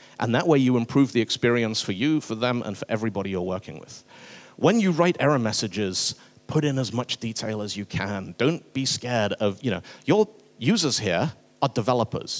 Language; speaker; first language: English; native; English